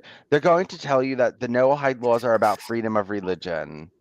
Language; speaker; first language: English; native; English